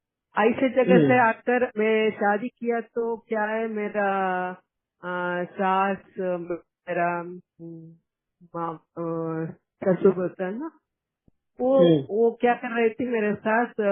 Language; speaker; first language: Hindi; non-native, local second language; Kannada